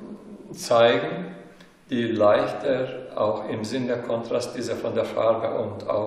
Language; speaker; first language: German; non-native, fluent; Turkish